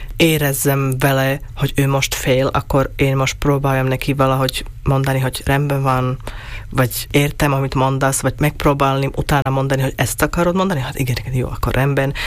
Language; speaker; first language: Hungarian; non-native, local second language; Slovak